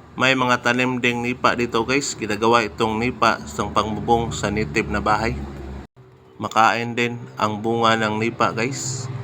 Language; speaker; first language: Filipino; non-native, local second language; Cebuano